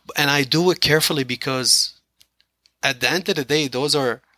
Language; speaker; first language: English; non-native, fluent; Arabic